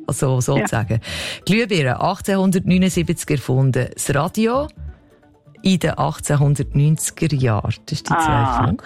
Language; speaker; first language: German; native; German